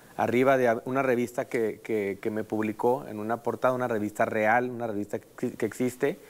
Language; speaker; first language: Spanish; native; Spanish